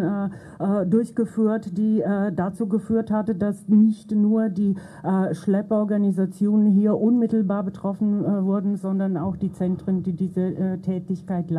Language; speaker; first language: German; non-native, fluent; Bulgarian